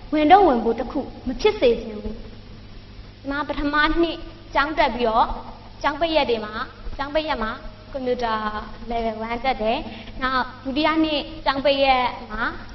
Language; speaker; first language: Burmese; native; Burmese